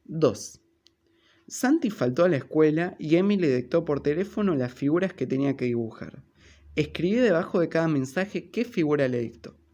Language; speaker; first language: Spanish; native; Spanish